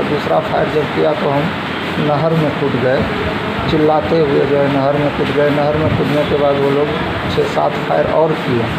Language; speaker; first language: Hindi; native; Hindi